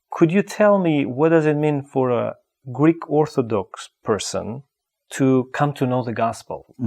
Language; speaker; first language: English; non-native, fluent; Albanian